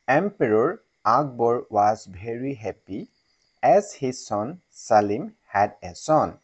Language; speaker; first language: English; non-native, local second language; Assamese